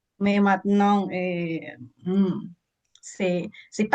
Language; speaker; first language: French; non-native, learner; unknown